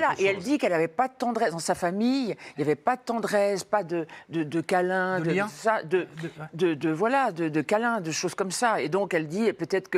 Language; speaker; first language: French; native; French